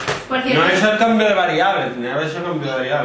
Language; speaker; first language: Spanish; native; Spanish